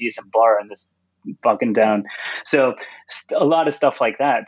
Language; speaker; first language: English; native; English